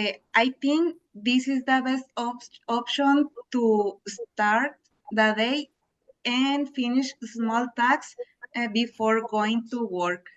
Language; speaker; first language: English; non-native, learner; Spanish